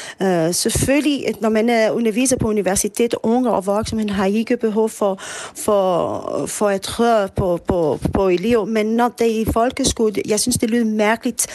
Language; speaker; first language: Danish; non-native, fluent; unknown